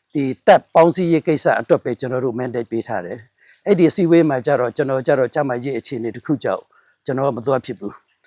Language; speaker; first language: Burmese; non-native, local second language; Mon